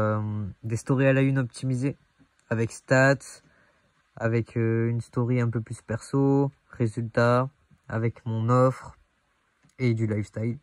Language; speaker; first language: French; native; French